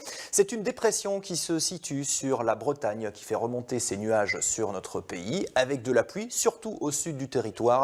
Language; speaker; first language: French; native; French